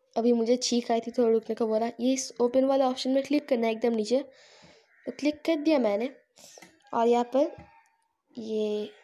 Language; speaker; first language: Hindi; non-native, local second language; Bangla